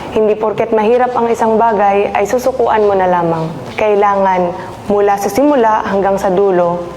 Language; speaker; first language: Filipino; native; Filipino